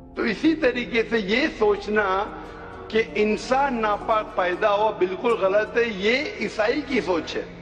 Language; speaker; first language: Urdu; non-native, local second language; Konkani